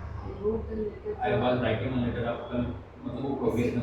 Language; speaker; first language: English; non-native, learner; Hindi